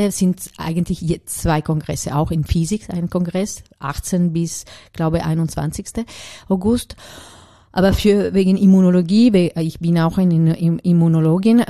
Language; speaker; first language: German; non-native, learner; Italian